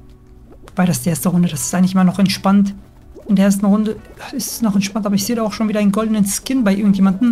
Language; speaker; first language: German; native; German